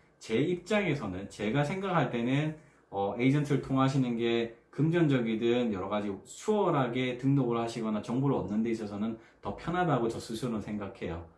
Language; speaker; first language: Korean; native; Korean